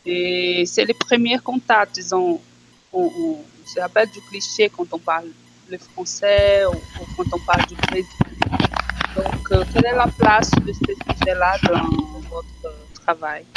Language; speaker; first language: French; non-native, fluent; Portuguese